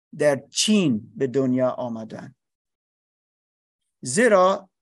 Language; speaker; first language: Persian; non-native, learner; English